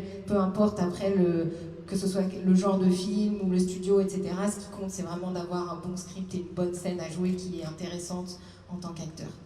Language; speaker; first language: French; native; French